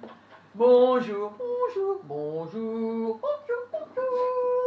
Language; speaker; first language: French; non-native, learner; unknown